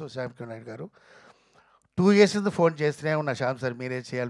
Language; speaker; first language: Telugu; non-native, fluent; Tamil